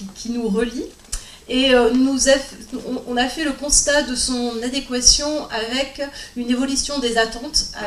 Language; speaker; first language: French; non-native, fluent; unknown